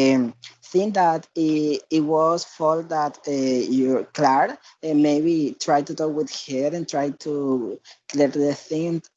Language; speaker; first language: English; non-native, learner; Spanish